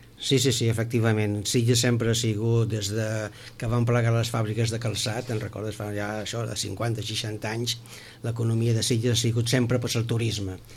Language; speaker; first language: Catalan; non-native, local second language; Spanish